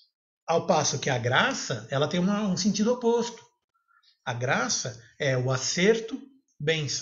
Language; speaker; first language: Portuguese; native; Portuguese